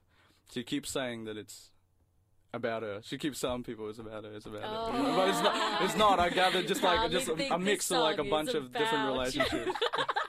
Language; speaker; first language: English; non-native, local second language; Filipino